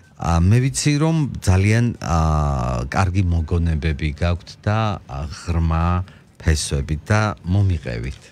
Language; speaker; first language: Georgian; native; Georgian